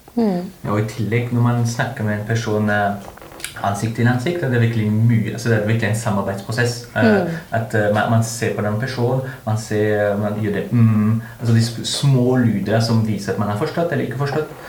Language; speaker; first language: Norwegian; non-native, fluent; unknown